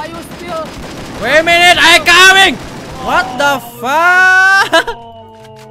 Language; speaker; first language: English; non-native, learner; Indonesian